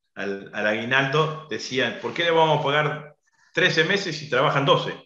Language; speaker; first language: Spanish; native; Spanish